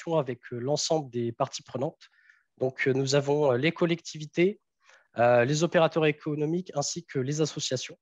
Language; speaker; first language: French; native; French